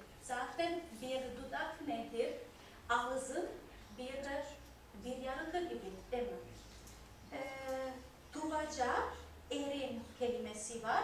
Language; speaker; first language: Turkish; non-native, fluent; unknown